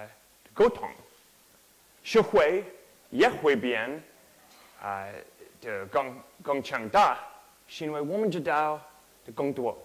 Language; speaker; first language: Chinese; non-native, learner; English